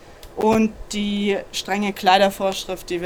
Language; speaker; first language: German; native; German